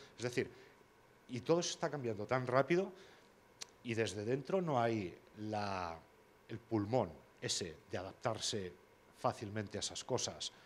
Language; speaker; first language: Spanish; native; Spanish